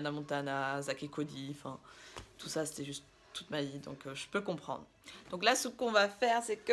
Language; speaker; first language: French; early bilingual, other home language; Russian